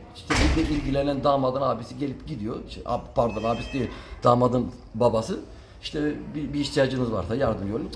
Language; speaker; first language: Turkish; early bilingual, heritage; Turkish